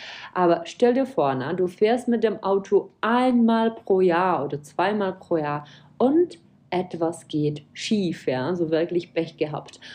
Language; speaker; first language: German; non-native, fluent; Czech